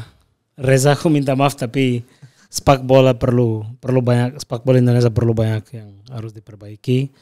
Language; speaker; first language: Indonesian; non-native, fluent; Portuguese